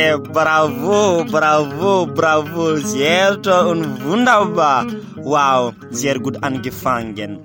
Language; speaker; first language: German; non-native, learner; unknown